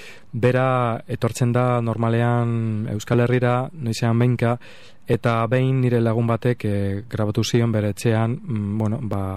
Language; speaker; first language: Basque; non-native, local second language; Spanish